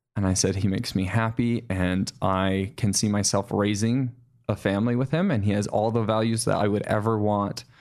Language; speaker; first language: English; native; English